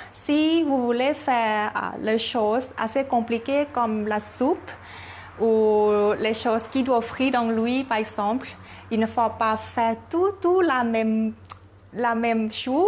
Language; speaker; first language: French; non-native, learner; Thai